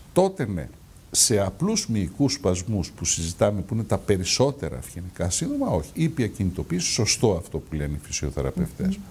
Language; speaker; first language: Greek; native; Greek